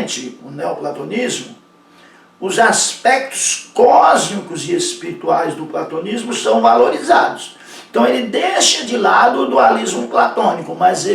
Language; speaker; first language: Portuguese; native; Portuguese